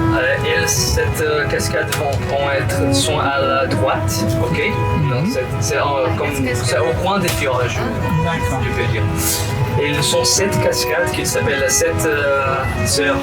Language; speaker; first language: French; non-native, learner; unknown